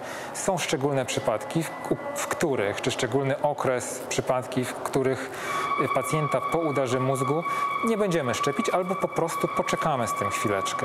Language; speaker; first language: Polish; native; Polish